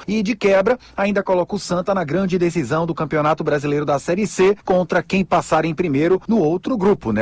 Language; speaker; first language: Portuguese; native; Portuguese